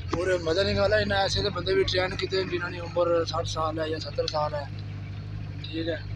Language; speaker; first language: Urdu; non-native, local second language; Pahari-Potwari